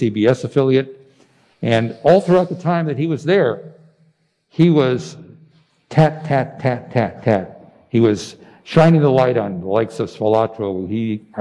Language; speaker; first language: English; native; English